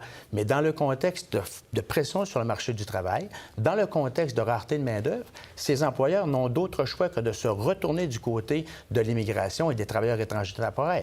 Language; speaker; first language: French; native; French